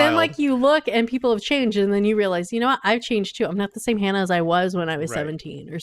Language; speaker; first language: English; native; English